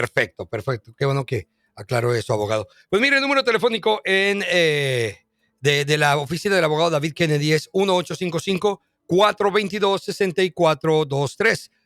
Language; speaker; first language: Spanish; native; Spanish